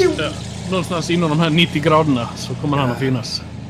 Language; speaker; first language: Swedish; native; Swedish